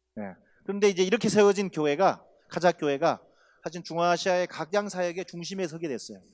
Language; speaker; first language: Korean; native; Korean